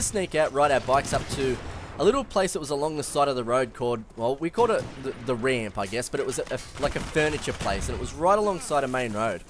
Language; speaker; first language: English; native; English